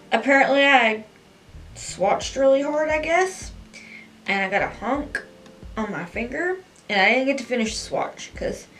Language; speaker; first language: English; native; English